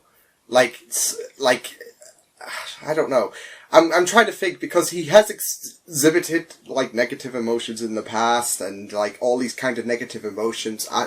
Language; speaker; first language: English; native; English